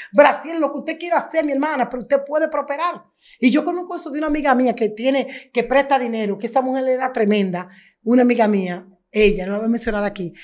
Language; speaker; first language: Spanish; native; Spanish